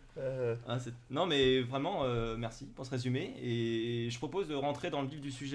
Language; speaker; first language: French; native; French